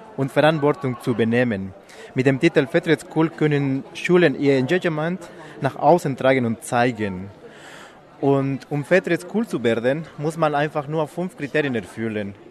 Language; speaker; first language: German; non-native, fluent; Spanish